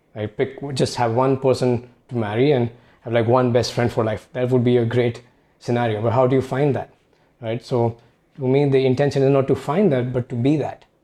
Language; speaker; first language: English; non-native, local second language; Hindi